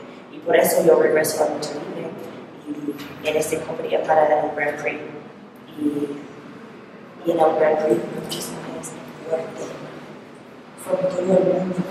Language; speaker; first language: Spanish; non-native, learner; English